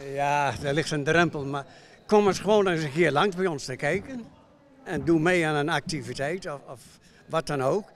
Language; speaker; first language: Dutch; native; Dutch